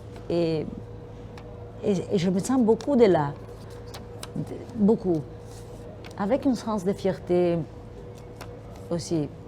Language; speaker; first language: French; non-native, fluent; Italian